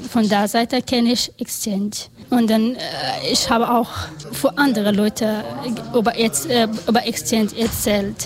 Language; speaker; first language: German; non-native, learner; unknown